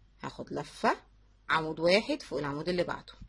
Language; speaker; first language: Arabic; native; Arabic